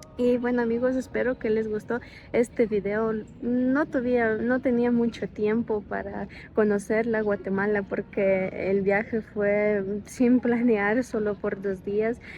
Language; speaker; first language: Spanish; non-native, fluent; Ukrainian